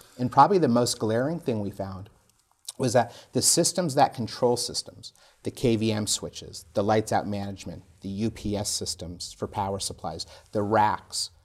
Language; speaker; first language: English; native; English